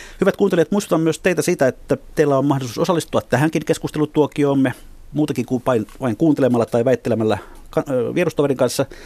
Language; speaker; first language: Finnish; native; Finnish